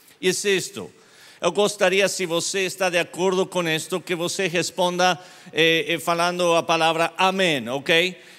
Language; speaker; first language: Portuguese; non-native, learner; English